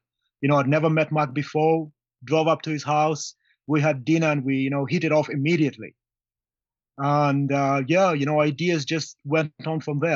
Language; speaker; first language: English; non-native, local second language; Luyia